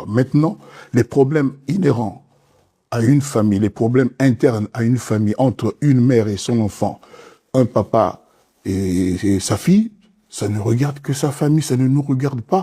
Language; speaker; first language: French; non-native, local second language; Lingala